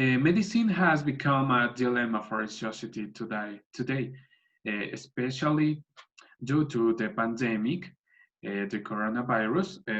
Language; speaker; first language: English; non-native, learner; Spanish